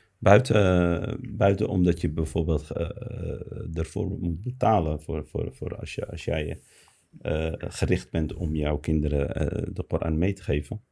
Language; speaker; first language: Dutch; early bilingual, other home language; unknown